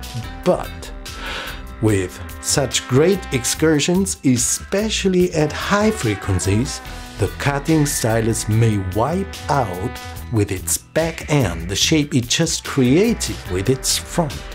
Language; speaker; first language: English; non-native, fluent; German